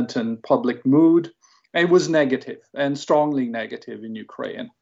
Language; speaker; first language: English; native; English